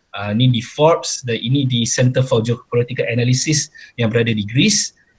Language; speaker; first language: Malay; native; Malay